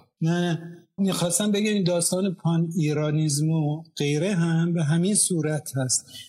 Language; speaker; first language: Persian; non-native, local second language; Azerbaijani